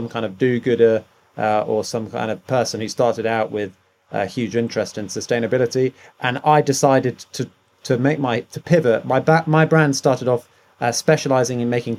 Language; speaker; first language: English; native; English